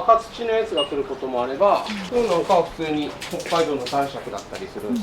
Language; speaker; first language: Japanese; native; Japanese